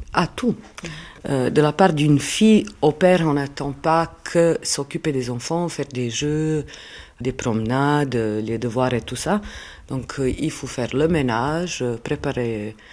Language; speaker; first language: French; non-native, fluent; Serbian